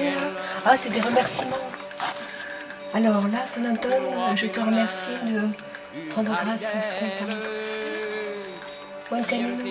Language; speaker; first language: French; native; French